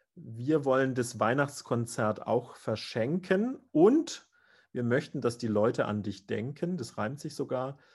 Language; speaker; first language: German; native; German